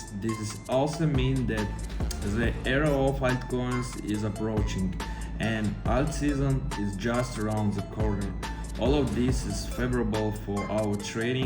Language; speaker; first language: English; non-native, fluent; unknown